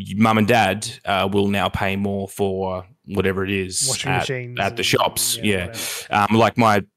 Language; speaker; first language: English; native; English